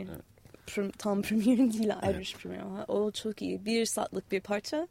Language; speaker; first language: Turkish; non-native, fluent; English